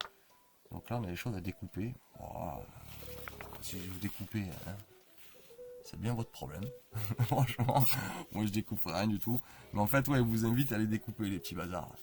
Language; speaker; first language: French; native; French